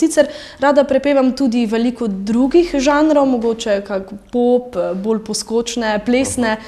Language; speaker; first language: Slovenian; early bilingual, other home language; French